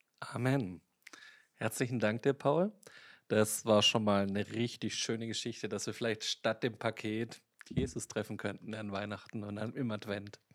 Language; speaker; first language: German; native; German